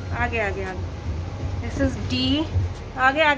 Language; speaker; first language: Hindi; native; Hindi